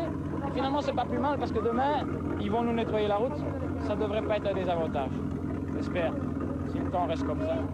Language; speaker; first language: French; native; French